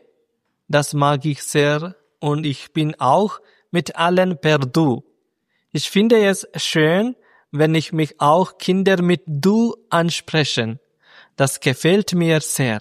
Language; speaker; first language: German; non-native, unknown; Malayalam